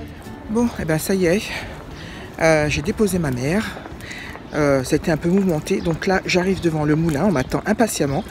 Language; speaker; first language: French; native; French